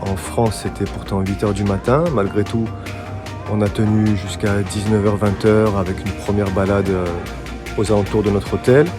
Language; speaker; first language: French; native; French